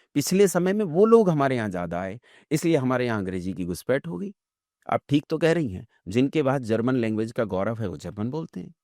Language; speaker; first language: Hindi; native; Hindi